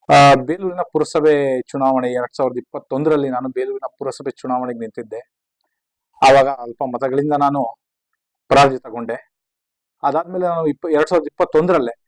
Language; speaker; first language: Kannada; non-native, local second language; Urdu